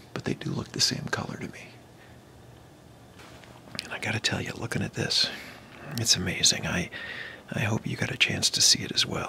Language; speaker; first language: English; native; English